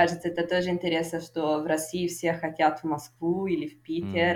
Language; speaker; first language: Russian; non-native, fluent; Italian